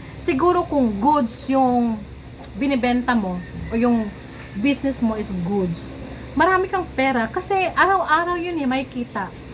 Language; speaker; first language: Filipino; non-native, local second language; Cebuano